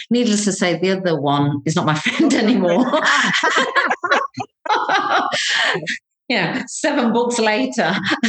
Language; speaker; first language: English; native; English